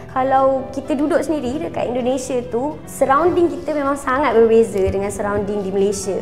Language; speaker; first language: Malay; native; Malay